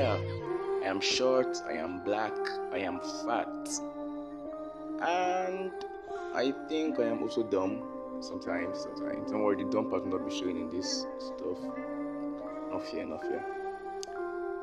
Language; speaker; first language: English; non-native, local second language; Yoruba